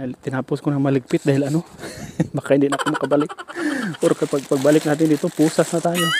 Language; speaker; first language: Filipino; non-native, local second language; Cebuano